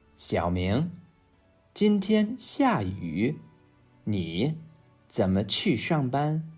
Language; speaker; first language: Chinese; non-native, fluent; English